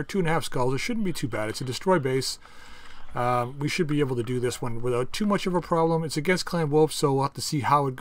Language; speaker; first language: English; native; English